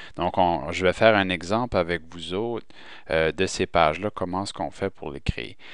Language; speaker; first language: French; native; French